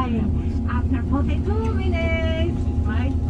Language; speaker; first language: English; non-native, learner; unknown